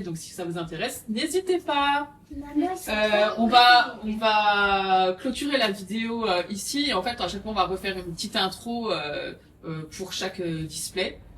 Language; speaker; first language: French; native; French